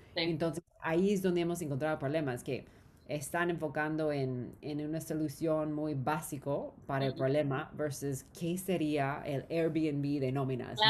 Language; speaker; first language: Spanish; non-native, fluent; English